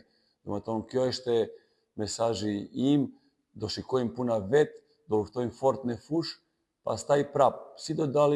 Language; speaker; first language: Albanian; non-native, fluent; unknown